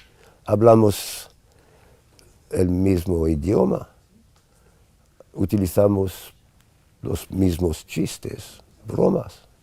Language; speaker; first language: Spanish; non-native, fluent; English